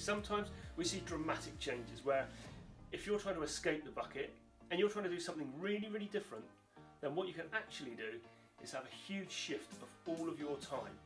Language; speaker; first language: English; native; English